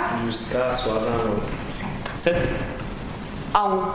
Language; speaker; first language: French; non-native, learner; Russian